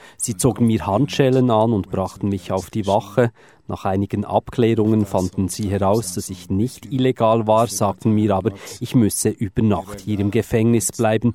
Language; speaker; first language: German; native; German